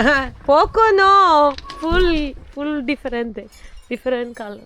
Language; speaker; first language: English; non-native, learner; Malayalam